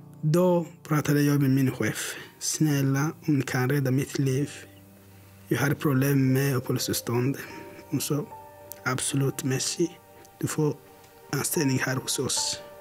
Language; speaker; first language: Swedish; non-native, learner; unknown